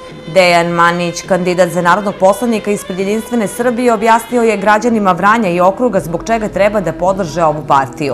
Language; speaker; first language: Serbian; native; Serbian